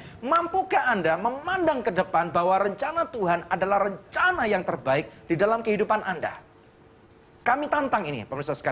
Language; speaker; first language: Indonesian; native; Indonesian